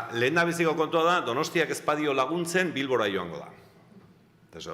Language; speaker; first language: Basque; native; Basque